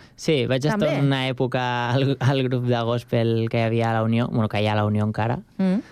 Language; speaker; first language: Catalan; native; Catalan